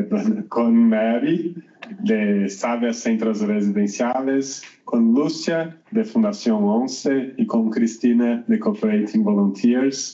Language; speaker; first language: Spanish; non-native, learner; Portuguese